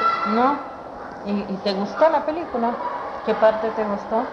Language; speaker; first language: Spanish; native; Spanish